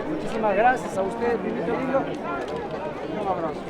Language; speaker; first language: Spanish; native; Spanish